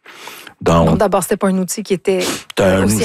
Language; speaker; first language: French; native; French